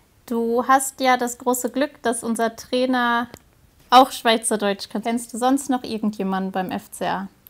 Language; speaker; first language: German; native; German